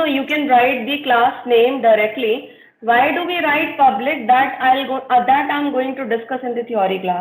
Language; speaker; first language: English; non-native, local second language; Hindi